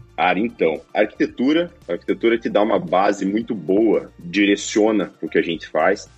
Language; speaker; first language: Portuguese; native; Portuguese